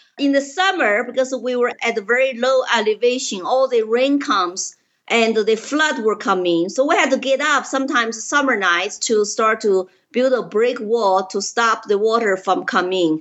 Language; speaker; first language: English; non-native, fluent; Chinese